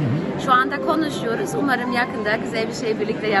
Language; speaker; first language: Turkish; early bilingual, heritage; German